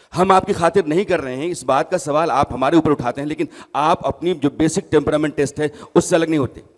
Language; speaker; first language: Hindi; native; Hindi